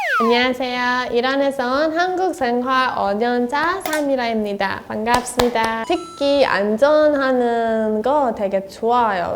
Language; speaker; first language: Korean; non-native, learner; Persian